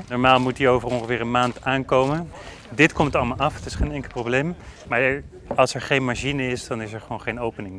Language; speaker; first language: Dutch; native; Dutch